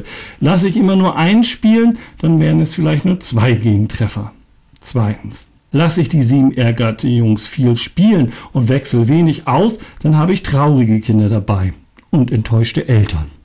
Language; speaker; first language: German; native; German